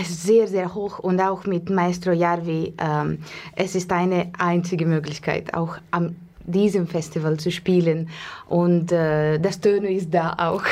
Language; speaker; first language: German; non-native, learner; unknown